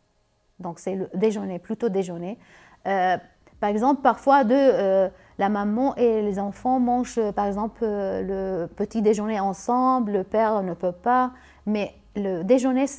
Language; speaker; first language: French; non-native, learner; Arabic